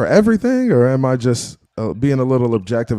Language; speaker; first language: English; native; English